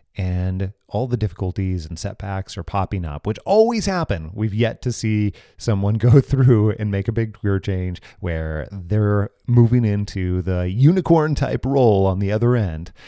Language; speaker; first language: English; native; English